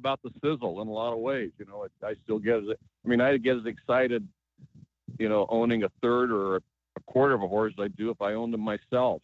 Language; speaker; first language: English; native; English